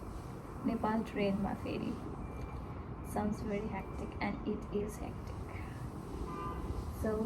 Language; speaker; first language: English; non-native, fluent; Nepali